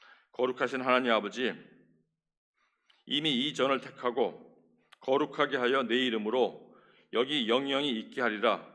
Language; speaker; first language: Korean; native; Korean